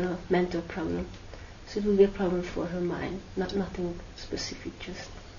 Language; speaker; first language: English; non-native, fluent; Hungarian